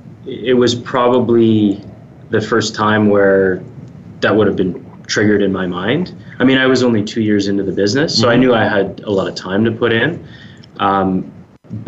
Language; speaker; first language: English; native; English